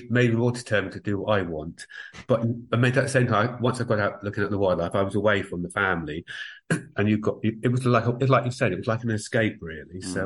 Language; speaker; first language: English; native; English